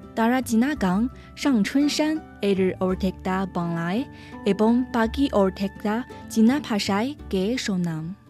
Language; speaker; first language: Bangla; non-native, fluent; Chinese